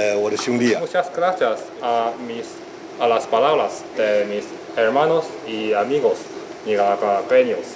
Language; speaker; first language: Spanish; non-native, fluent; Chinese